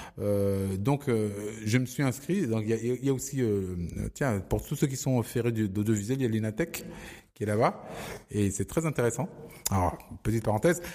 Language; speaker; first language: French; early bilingual, other home language; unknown